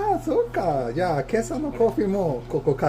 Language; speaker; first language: Japanese; non-native, fluent; Swedish